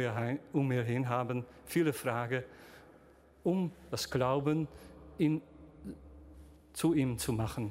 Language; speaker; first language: German; non-native, learner; Dutch